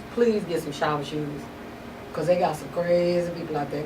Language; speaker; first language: English; native; English